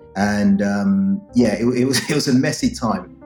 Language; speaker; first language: English; native; English